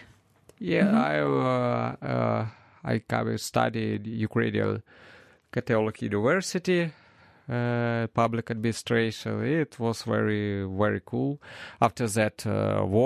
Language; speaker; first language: English; non-native, learner; Ukrainian